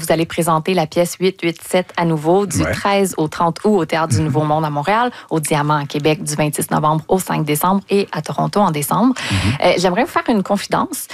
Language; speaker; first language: French; native; French